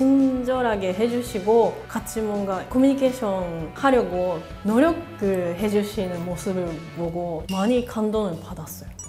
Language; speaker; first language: Korean; non-native, learner; Japanese